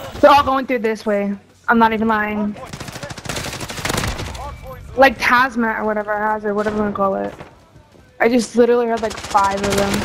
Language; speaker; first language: English; native; English